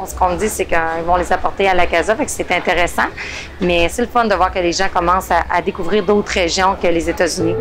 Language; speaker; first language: French; native; French